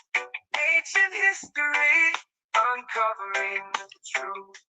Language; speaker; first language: English; non-native, fluent; Portuguese